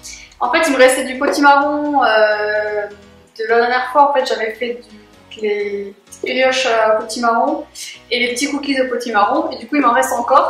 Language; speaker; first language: French; native; French